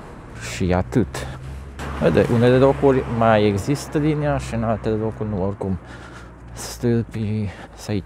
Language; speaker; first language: Romanian; non-native, local second language; Hungarian